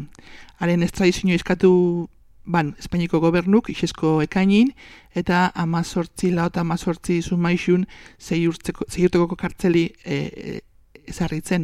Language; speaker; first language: Basque; native; Basque